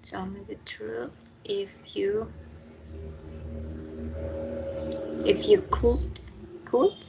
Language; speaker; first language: English; non-native, learner; Spanish